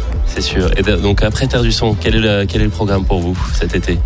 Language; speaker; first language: French; native; French